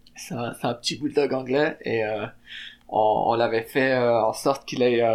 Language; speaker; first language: French; native; French